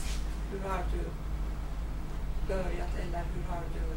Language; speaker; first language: Swedish; non-native, fluent; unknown